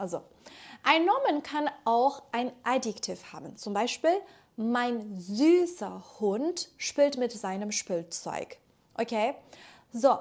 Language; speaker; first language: German; native; German